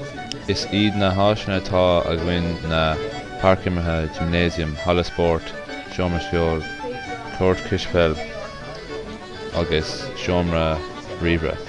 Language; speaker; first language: Irish; non-native, learner; English